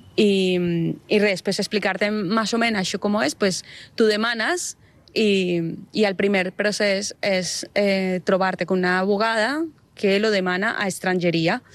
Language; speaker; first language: Catalan; non-native, learner; Spanish